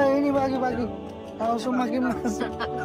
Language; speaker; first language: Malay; non-native, learner; Bangla